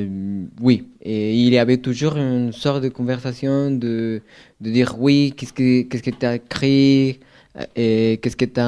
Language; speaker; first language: French; non-native, fluent; Spanish